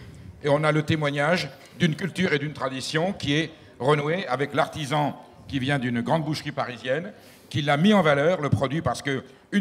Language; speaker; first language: French; native; French